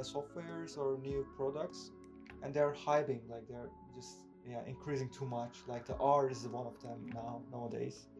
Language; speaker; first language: English; non-native, fluent; Turkish